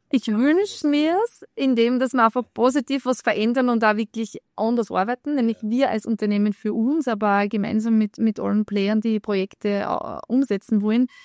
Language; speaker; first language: German; native; German